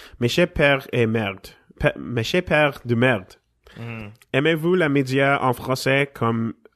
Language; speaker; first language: French; non-native, fluent; English